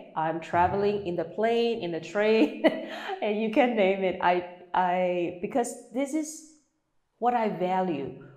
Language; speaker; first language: English; non-native, fluent; Burmese